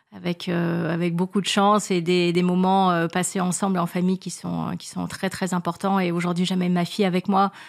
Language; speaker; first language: French; native; French